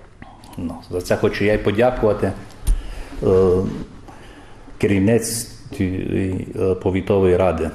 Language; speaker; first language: Ukrainian; early bilingual, heritage; Ukrainian